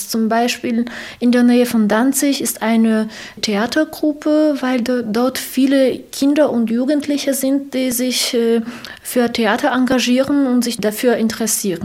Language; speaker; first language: German; non-native, fluent; Polish